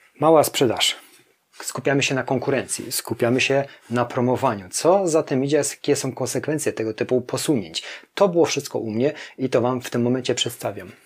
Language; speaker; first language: Polish; native; Polish